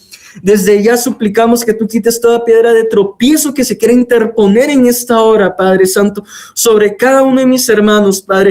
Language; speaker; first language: Spanish; native; Spanish